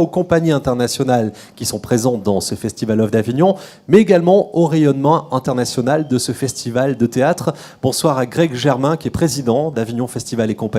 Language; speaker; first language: French; native; French